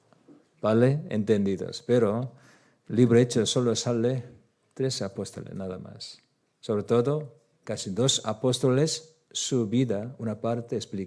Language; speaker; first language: Spanish; non-native, learner; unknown